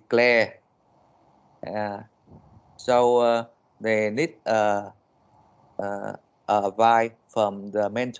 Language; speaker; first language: English; non-native, learner; Vietnamese